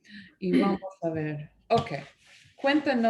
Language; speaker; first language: Spanish; non-native, fluent; English